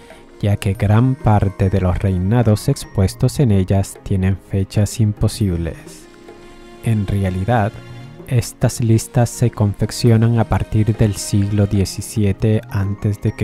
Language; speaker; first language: Spanish; native; Spanish